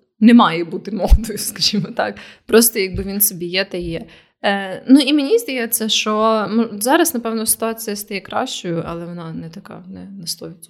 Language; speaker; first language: Ukrainian; native; Ukrainian